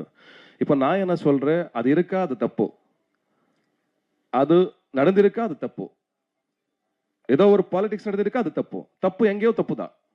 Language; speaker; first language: Tamil; non-native, learner; Kannada